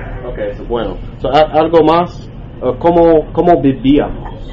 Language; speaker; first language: Spanish; non-native, learner; English